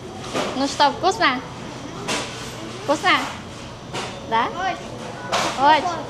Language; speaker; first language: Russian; non-native, learner; Filipino